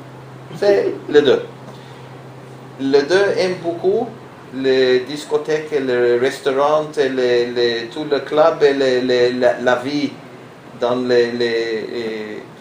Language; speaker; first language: French; non-native, learner; Hebrew